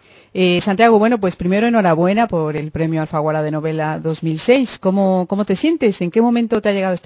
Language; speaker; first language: Spanish; native; Spanish